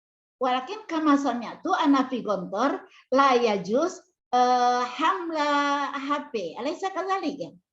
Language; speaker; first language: Arabic; non-native, learner; Indonesian